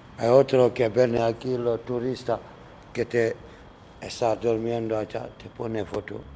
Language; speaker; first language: Spanish; non-native, learner; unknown